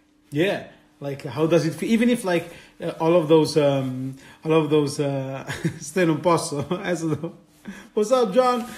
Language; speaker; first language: English; non-native, fluent; Italian